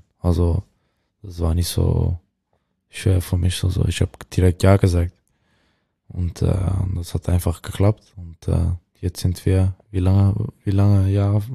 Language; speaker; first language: German; non-native, learner; Dutch